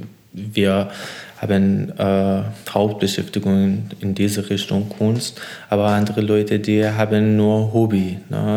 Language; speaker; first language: German; non-native, learner; Persian